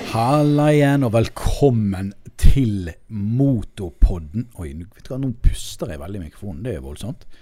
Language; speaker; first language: Norwegian; native; Norwegian